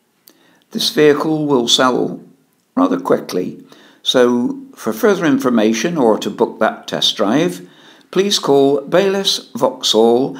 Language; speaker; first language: English; native; English